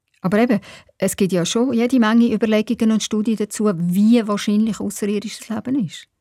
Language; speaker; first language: German; native; German